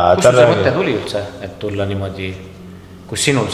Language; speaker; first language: Estonian; native; Estonian